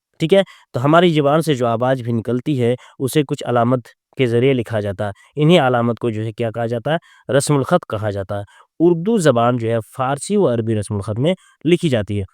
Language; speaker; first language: Urdu; native; Urdu